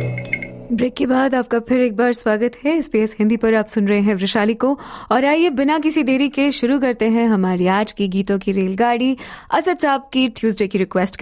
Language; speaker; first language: Hindi; native; Hindi